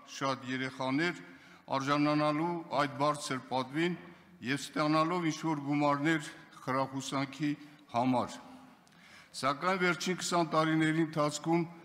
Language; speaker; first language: Armenian; non-native, local second language; Kurdish